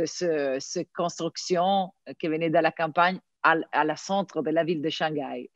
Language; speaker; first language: French; non-native, fluent; Italian